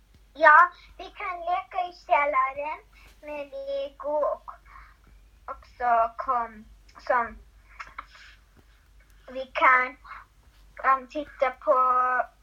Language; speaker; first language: Swedish; early bilingual, heritage; Swedish